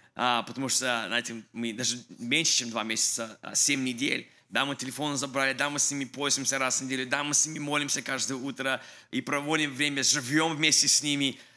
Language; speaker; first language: Russian; early bilingual, heritage; English